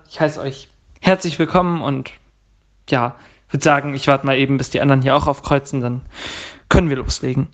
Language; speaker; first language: German; native; German